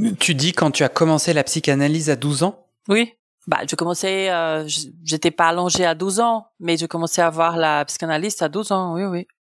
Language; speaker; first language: French; non-native, fluent; Portuguese